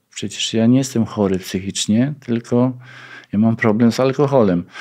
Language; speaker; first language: Polish; native; Polish